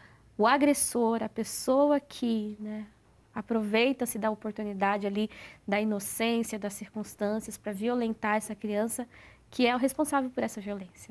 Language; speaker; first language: Portuguese; native; Portuguese